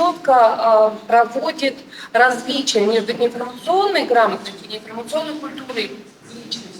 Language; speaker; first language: Russian; native; Russian